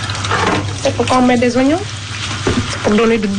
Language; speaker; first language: French; non-native, local second language; Fula